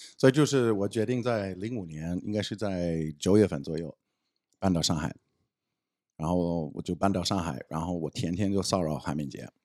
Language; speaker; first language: Chinese; non-native, fluent; English